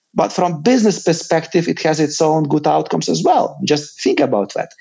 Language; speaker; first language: English; non-native, fluent; Lithuanian